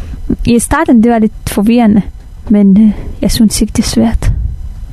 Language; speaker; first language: Danish; non-native, fluent; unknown